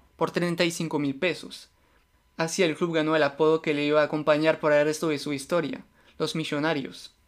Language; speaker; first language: Spanish; non-native, fluent; French